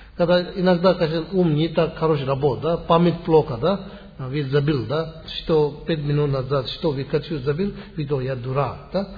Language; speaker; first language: Russian; non-native, learner; Tibetan